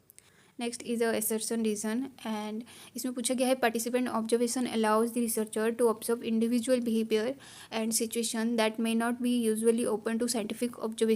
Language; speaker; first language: English; non-native, local second language; Hindi